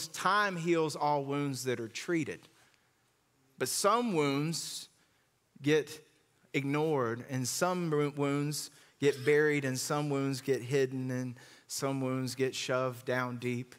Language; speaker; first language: English; native; English